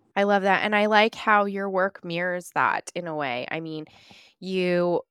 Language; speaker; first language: English; early bilingual, other home language; Filipino